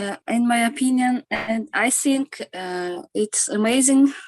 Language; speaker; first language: English; non-native, learner; Kyrgyz